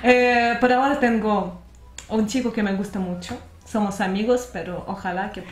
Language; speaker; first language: Spanish; non-native, learner; Russian